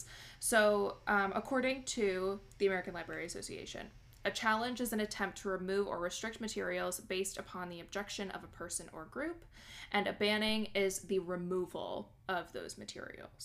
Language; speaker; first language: English; native; English